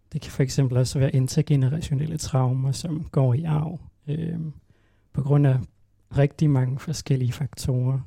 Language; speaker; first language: Danish; non-native, local second language; Kalaallisut